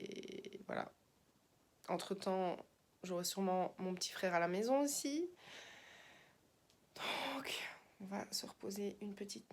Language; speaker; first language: French; native; French